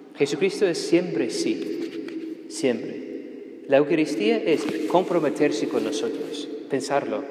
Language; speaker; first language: Spanish; non-native, fluent; English